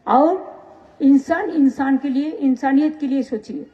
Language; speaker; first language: Hindi; non-native, local second language; Bangla